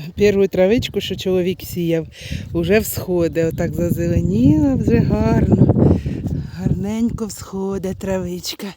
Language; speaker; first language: Ukrainian; non-native, local second language; Russian